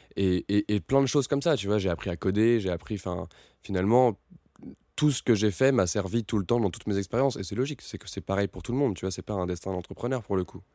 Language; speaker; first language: French; native; French